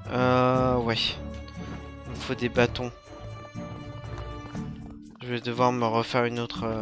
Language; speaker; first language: French; native; French